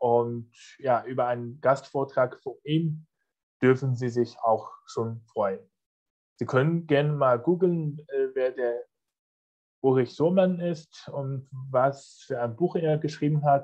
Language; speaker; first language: German; non-native, fluent; Chinese